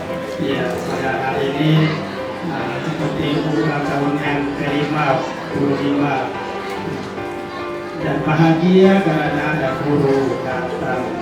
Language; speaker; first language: Indonesian; non-native, learner; Thai